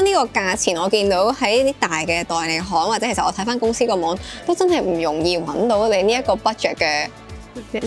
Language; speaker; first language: Cantonese; native; Cantonese